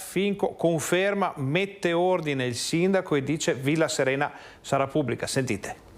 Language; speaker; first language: Italian; native; Italian